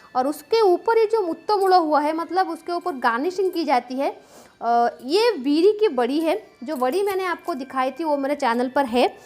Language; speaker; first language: Hindi; non-native, local second language; Bangla